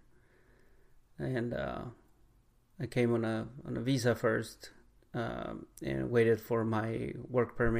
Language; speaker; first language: English; non-native, fluent; Spanish